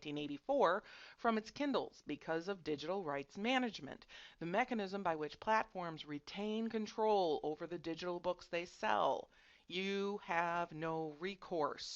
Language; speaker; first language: English; native; English